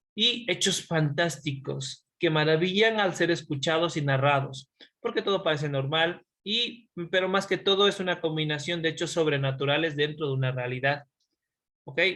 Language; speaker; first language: Spanish; native; Spanish